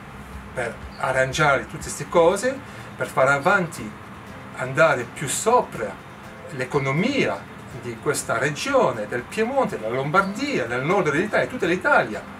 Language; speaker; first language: Italian; non-native, learner; French